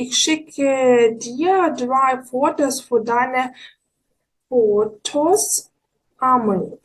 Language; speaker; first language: German; non-native, learner; Ukrainian